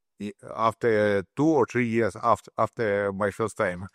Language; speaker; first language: English; non-native, learner; Russian